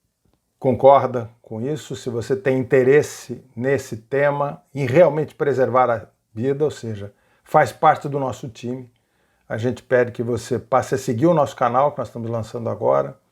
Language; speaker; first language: Portuguese; native; Portuguese